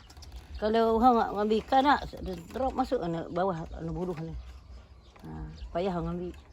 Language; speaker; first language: Indonesian; non-native, local second language; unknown